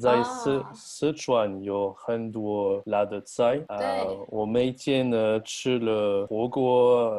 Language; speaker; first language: Chinese; non-native, learner; French